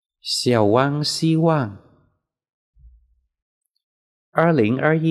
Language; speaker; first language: Chinese; non-native, fluent; Vietnamese